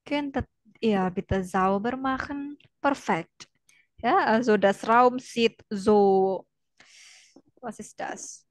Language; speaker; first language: German; non-native, fluent; Indonesian